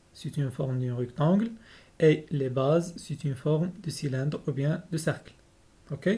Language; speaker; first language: French; non-native, local second language; Arabic